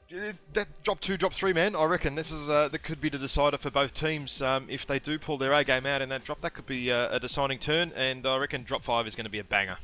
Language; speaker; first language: English; native; English